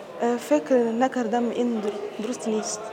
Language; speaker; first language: Persian; non-native, learner; Arabic